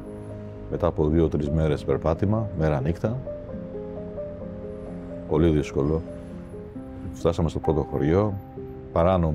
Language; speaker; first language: Greek; non-native, fluent; Albanian